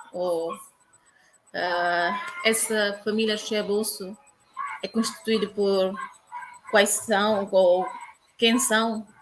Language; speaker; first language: Portuguese; non-native, local second language; Tetum